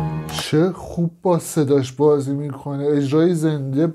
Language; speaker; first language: Persian; native; Persian